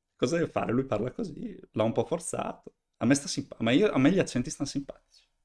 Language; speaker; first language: Italian; native; Italian